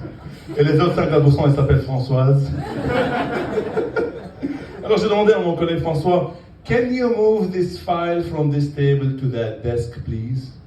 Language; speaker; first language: French; non-native, fluent; Arabic